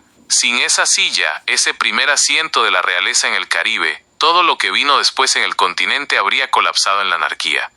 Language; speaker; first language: Spanish; native; Spanish